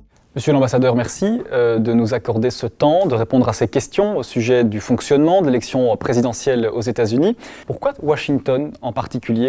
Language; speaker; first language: French; native; French